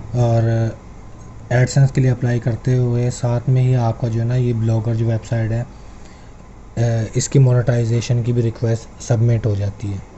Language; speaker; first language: Urdu; native; Urdu